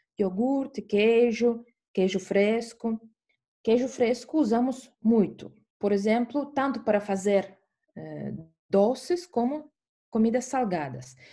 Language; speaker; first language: Portuguese; non-native, fluent; Estonian